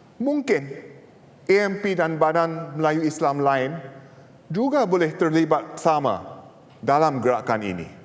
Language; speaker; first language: Malay; non-native, local second language; English